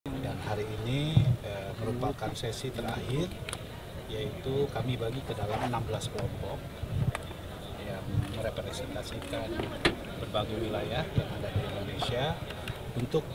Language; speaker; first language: Indonesian; native; Indonesian